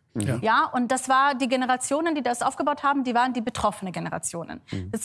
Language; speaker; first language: German; non-native, fluent; Yiddish